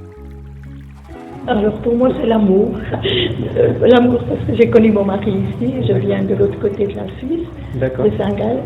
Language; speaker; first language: French; native; French